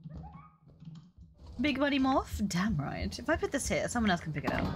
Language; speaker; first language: English; native; English